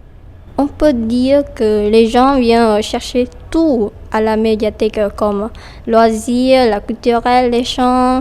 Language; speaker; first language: French; non-native, fluent; Khmer